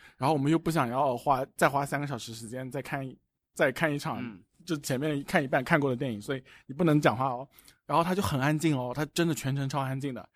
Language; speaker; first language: Chinese; native; Chinese